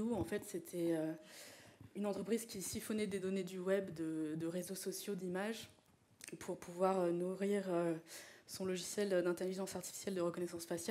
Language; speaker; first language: French; native; French